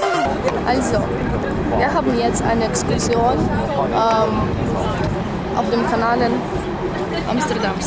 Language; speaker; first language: German; non-native, learner; Russian